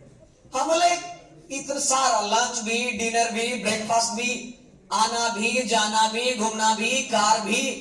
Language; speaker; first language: Hindi; native; Hindi